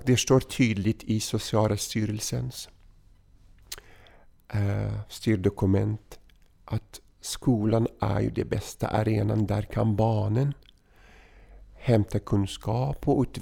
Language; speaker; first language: Swedish; non-native, fluent; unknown